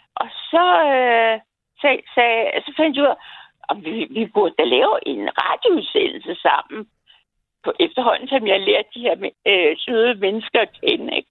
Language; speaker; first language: Danish; native; Danish